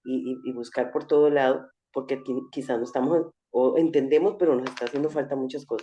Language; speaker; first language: Spanish; native; Spanish